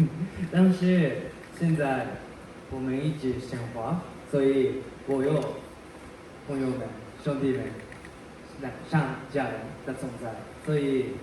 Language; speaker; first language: Chinese; non-native, learner; Japanese